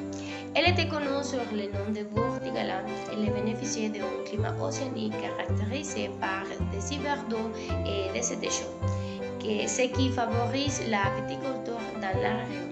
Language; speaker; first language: French; non-native, learner; Spanish